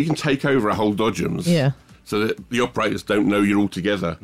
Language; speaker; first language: English; native; English